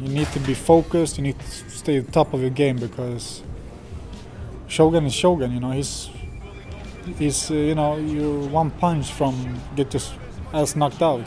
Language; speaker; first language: English; non-native, fluent; Swedish